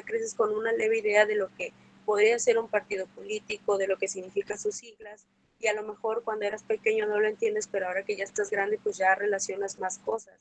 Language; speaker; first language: Spanish; native; Spanish